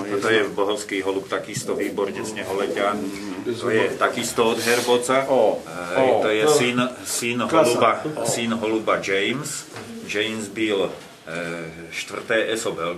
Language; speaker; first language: Polish; non-native, learner; Slovak